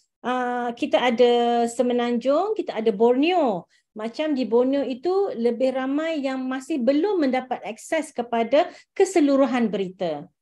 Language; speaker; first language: Malay; native; Malay